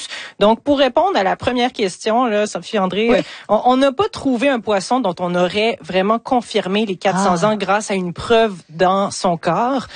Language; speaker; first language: French; native; French